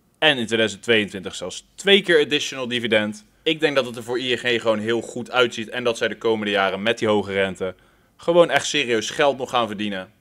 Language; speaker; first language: Dutch; native; Dutch